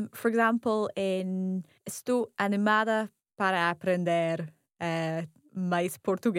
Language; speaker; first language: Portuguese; non-native, learner; English